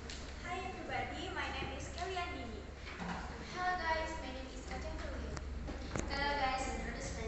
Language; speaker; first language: English; non-native, learner; Indonesian